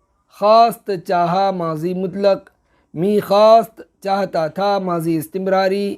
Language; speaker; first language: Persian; non-native, fluent; Urdu